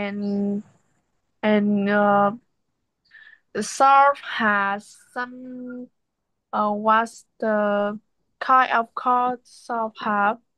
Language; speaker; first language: English; non-native, learner; Vietnamese